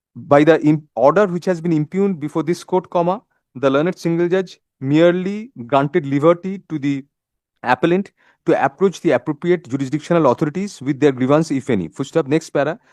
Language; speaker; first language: English; non-native, local second language; Bangla